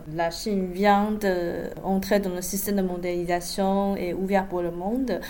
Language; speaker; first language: French; non-native, fluent; Chinese